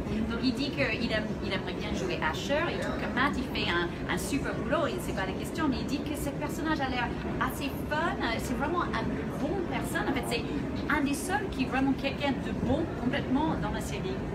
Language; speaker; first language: French; native; French